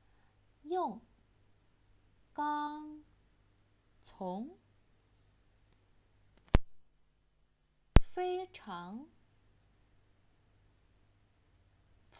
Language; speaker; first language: Chinese; non-native, fluent; Indonesian